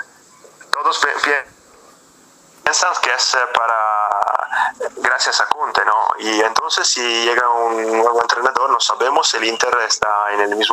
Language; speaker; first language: Spanish; non-native, fluent; Italian